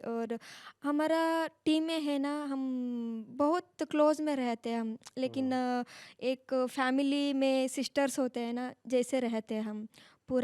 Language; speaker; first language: Hindi; non-native, local second language; Kannada